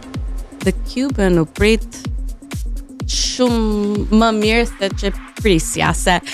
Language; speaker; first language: Albanian; early bilingual, heritage; Albanian